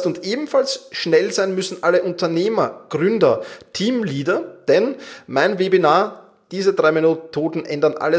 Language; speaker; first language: German; native; German